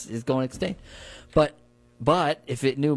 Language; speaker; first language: English; native; English